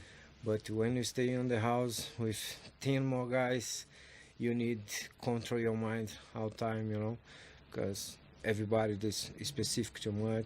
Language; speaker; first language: English; non-native, learner; Portuguese